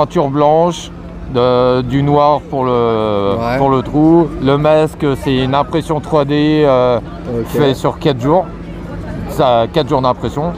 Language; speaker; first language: French; native; French